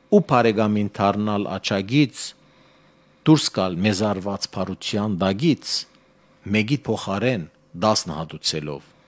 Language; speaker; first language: Armenian; early bilingual, heritage; Armenian